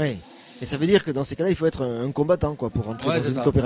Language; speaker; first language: French; native; French